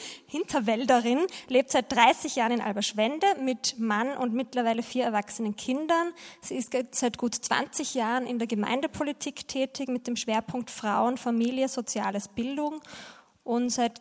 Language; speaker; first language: German; native; German